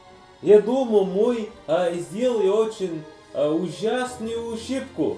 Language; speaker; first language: Russian; non-native, learner; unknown